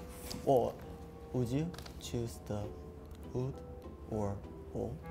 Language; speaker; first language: English; non-native, learner; Korean